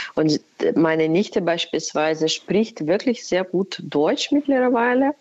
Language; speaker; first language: German; non-native, fluent; Ukrainian